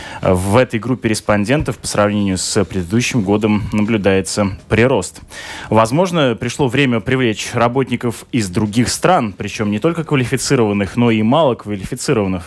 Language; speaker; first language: Russian; native; Russian